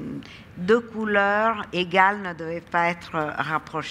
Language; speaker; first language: French; non-native, fluent; Italian